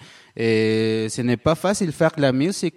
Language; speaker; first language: French; non-native, learner; Spanish